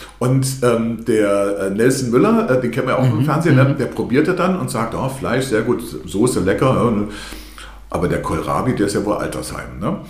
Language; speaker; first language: German; early bilingual, other home language; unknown